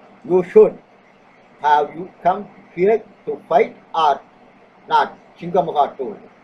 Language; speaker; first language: English; non-native, local second language; Tamil